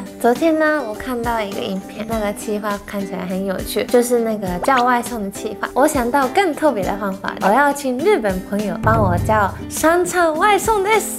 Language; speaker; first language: Chinese; non-native, fluent; Japanese